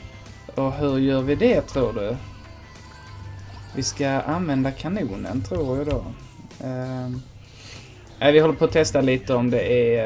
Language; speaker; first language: Swedish; native; Swedish